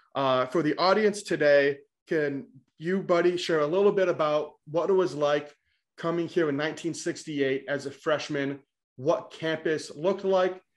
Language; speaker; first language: English; native; English